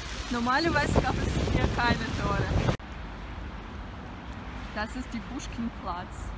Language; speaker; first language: German; non-native, fluent; Russian